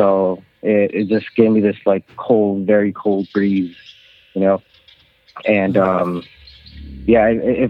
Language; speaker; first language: English; non-native, local second language; Filipino